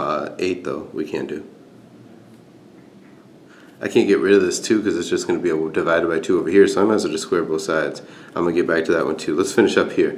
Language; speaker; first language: English; native; English